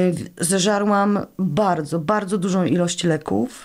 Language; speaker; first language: Polish; native; Polish